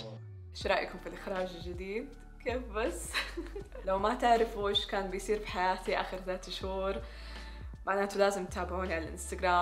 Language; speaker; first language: Arabic; native; Arabic